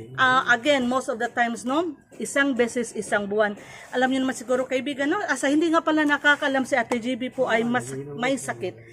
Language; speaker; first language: Filipino; non-native, local second language; Cebuano